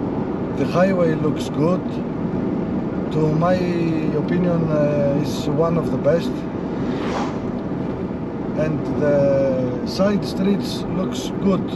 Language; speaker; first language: English; non-native, learner; Greek